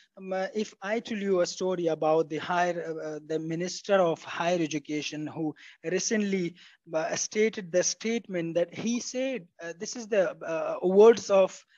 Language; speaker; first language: English; non-native, fluent; Pashto